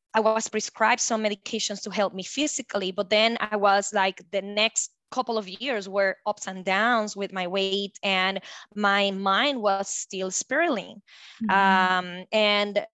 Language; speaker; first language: English; non-native, fluent; Spanish